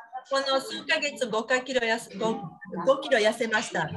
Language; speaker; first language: Japanese; non-native, learner; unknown